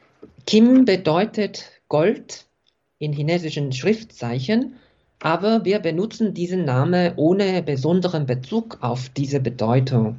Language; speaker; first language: German; non-native, fluent; Korean